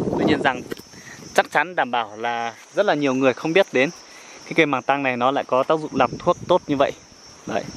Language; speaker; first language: Vietnamese; non-native, local second language; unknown